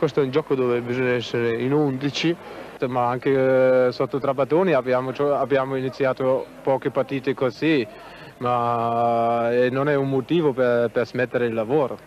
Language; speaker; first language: Italian; non-native, fluent; German